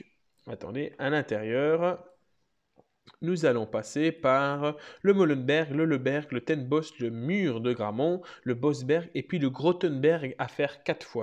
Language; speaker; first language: French; native; French